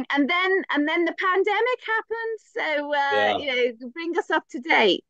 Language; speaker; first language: English; native; English